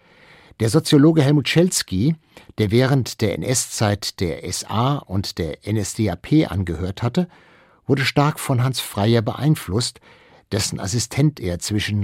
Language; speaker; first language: German; native; German